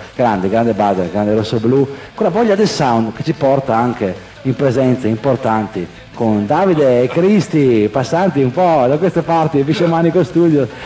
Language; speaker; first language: Italian; native; Italian